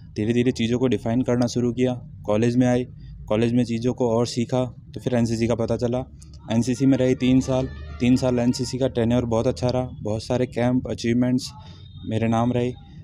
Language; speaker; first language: Hindi; native; Hindi